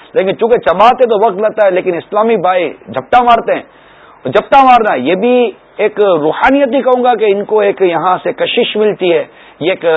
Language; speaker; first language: Urdu; native; Urdu